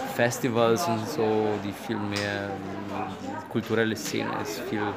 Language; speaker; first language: German; non-native, fluent; Romanian